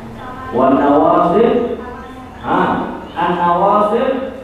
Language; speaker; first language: Arabic; non-native, fluent; Indonesian